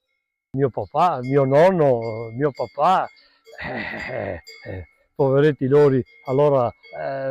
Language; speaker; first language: Italian; non-native, local second language; Venetian